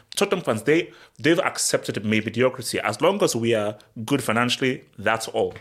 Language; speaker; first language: English; early bilingual, other home language; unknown